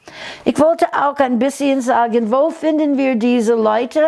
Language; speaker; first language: German; non-native, fluent; English